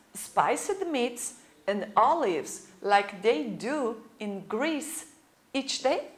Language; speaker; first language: English; non-native, fluent; Portuguese